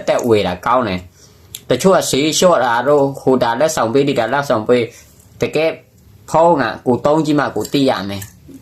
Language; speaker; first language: Burmese; non-native, local second language; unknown